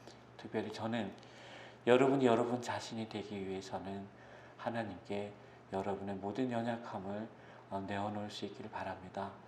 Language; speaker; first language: Korean; native; Korean